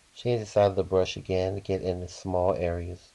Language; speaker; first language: English; native; English